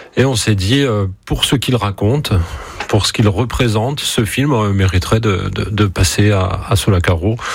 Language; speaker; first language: French; native; French